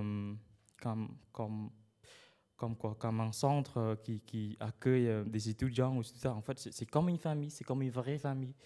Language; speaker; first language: French; non-native, fluent; Khmer